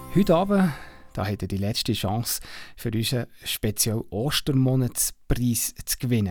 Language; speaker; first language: German; native; German